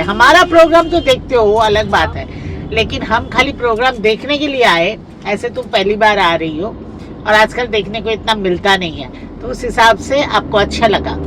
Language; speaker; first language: Hindi; non-native, local second language; Bangla